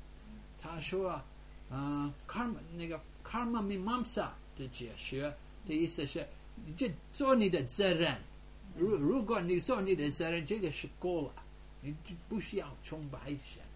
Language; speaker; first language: Chinese; non-native, fluent; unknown